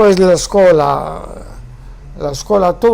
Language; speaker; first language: Spanish; early bilingual, heritage; Ladino